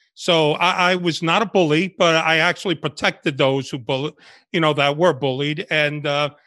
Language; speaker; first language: English; early bilingual, other home language; Spanish